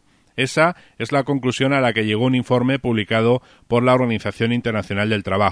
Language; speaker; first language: Spanish; native; Spanish